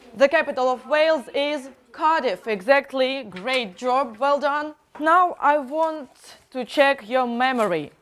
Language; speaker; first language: English; non-native, fluent; Russian